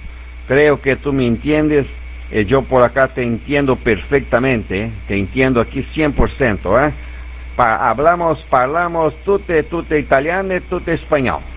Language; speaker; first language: Spanish; non-native, learner; Portuguese